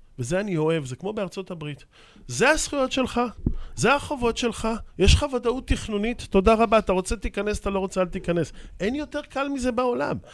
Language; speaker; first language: Hebrew; native; Hebrew